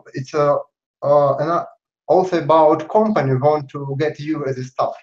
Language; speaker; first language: English; non-native, learner; Russian